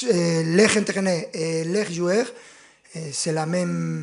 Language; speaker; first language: French; non-native, fluent; Spanish